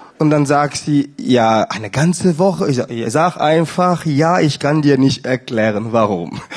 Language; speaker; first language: German; non-native, fluent; French